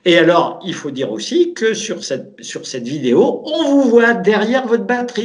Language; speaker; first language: French; native; French